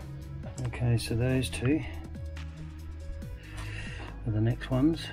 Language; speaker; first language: English; native; English